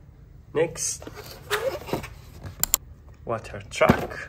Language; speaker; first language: English; non-native, learner; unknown